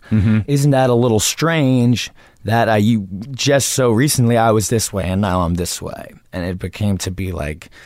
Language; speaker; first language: English; native; English